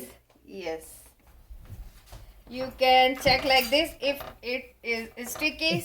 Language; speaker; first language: English; non-native, learner; Hindi